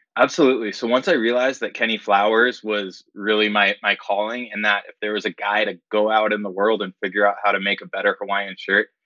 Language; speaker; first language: English; native; English